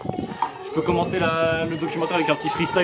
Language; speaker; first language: French; native; French